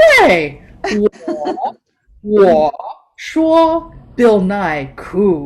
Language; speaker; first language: Chinese; non-native, fluent; English